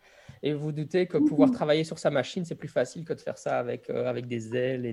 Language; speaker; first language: French; native; French